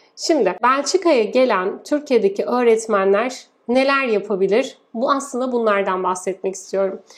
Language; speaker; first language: Turkish; native; Turkish